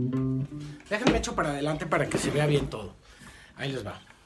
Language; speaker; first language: Spanish; native; Spanish